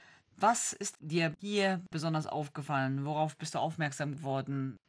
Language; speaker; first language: German; native; German